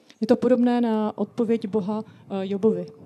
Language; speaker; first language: Czech; non-native, learner; Russian